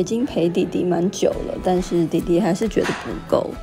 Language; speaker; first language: Chinese; native; Chinese